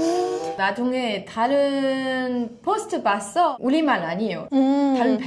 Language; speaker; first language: Korean; non-native, learner; French